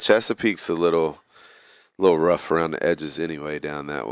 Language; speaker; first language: English; native; English